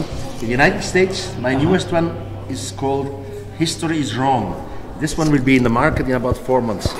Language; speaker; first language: English; non-native, fluent; German